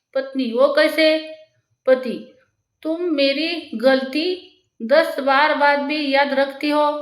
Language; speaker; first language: Hindi; non-native, local second language; Marathi